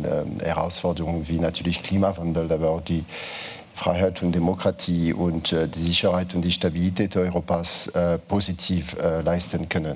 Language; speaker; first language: German; non-native, fluent; French